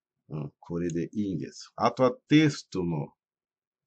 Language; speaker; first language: Japanese; non-native, fluent; Portuguese